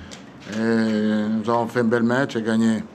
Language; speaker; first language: French; non-native, fluent; Italian